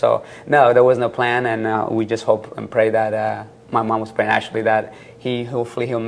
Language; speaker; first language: English; early bilingual, other home language; Tigrinya